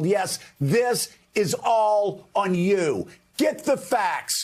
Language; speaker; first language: English; native; English